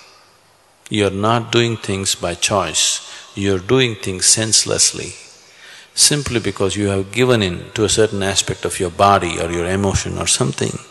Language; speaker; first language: English; non-native, local second language; Kannada